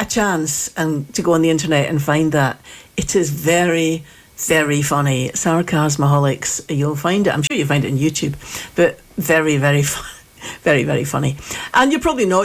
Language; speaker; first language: English; native; English